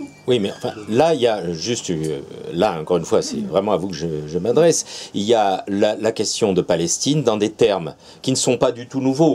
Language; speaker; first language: French; native; French